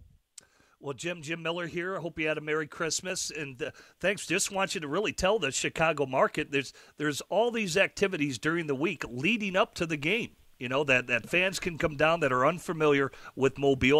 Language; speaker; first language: English; native; English